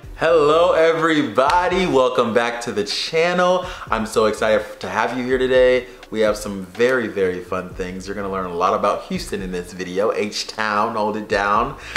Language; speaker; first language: English; native; English